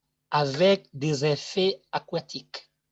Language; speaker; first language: French; non-native, fluent; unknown